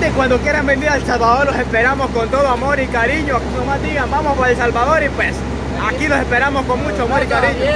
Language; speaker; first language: Spanish; native; Spanish